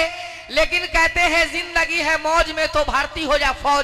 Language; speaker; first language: Urdu; native; Urdu